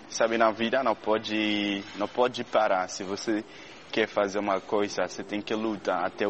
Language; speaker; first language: Portuguese; non-native, learner; Haitian Creole